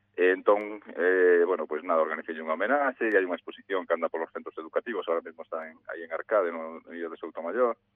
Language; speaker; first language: Galician; native; Galician